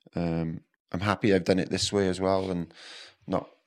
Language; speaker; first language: English; native; English